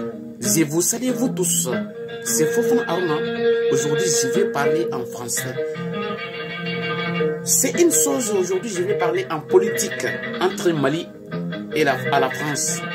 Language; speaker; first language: French; non-native, learner; Bambara